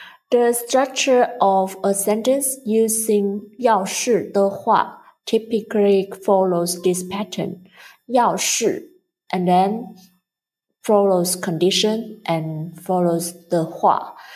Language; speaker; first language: English; non-native, fluent; Chinese